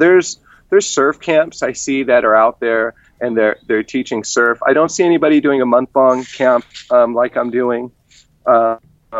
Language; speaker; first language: English; native; English